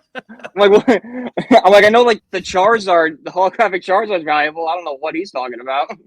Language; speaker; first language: English; native; English